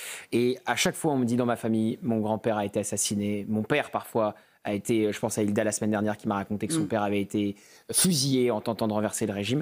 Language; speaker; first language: French; native; French